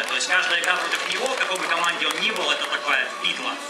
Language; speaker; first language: Russian; native; Russian